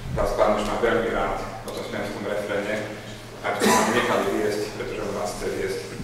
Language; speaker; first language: Slovak; non-native, local second language; Hungarian